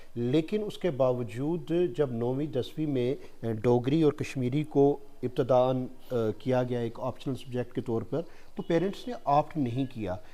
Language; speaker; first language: Urdu; non-native, local second language; Gujari